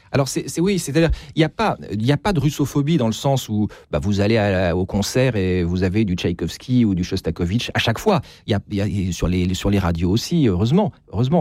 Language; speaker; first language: French; native; French